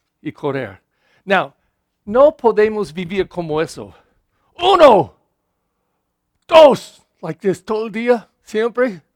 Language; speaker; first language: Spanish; non-native, learner; English